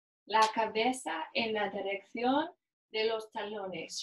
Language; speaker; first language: Spanish; non-native, learner; English